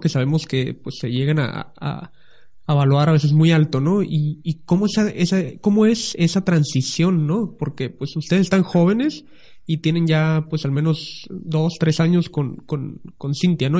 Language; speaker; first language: Spanish; native; Spanish